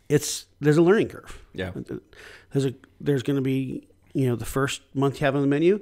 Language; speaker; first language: English; native; English